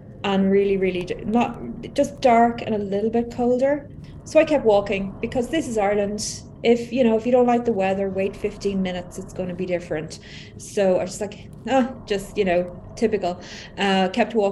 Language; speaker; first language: English; native; English